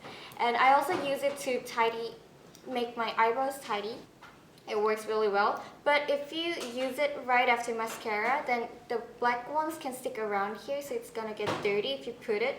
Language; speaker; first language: English; non-native, fluent; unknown